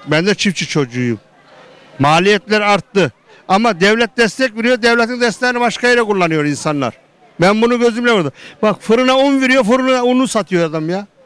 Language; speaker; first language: Turkish; native; Turkish